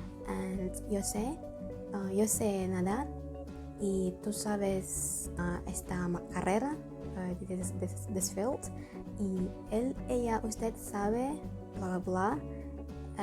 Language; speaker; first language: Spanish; non-native, learner; Indonesian